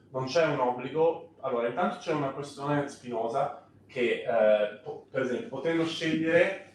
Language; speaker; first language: Italian; native; Italian